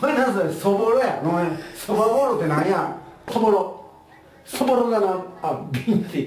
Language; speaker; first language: Japanese; native; Japanese